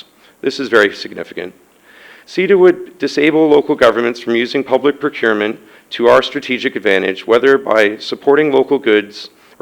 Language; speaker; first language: English; native; English